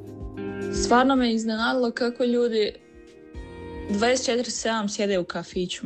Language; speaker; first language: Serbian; early bilingual, heritage; Croatian